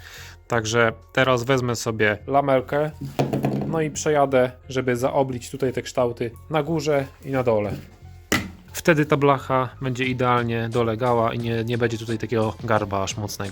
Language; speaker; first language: Polish; native; Polish